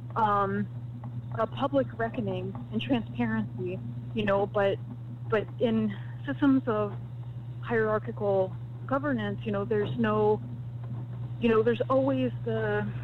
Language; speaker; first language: English; native; English